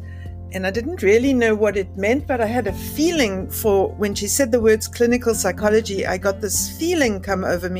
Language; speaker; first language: English; native; English